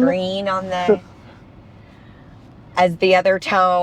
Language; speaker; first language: English; native; English